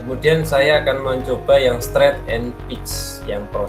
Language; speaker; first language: Indonesian; native; Indonesian